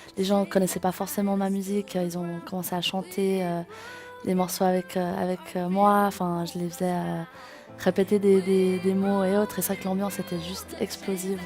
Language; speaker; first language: French; native; French